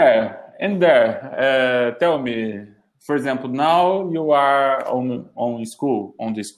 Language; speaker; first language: English; non-native, learner; Portuguese